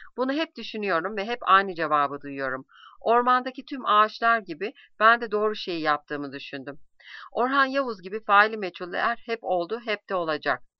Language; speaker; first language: Turkish; native; Turkish